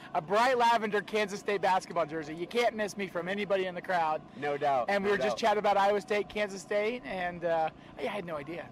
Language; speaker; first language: English; native; English